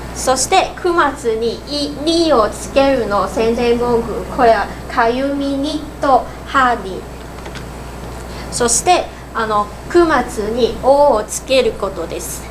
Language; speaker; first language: Japanese; non-native, learner; Cantonese